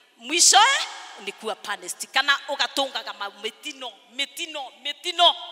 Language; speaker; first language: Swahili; non-native, local second language; Kikuyu